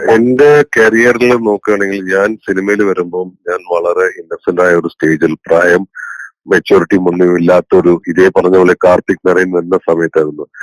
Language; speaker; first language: Malayalam; native; Malayalam